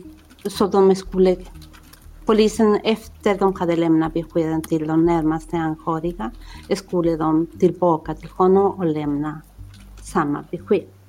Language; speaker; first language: Swedish; non-native, fluent; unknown